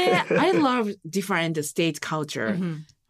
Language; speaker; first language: English; non-native, learner; Japanese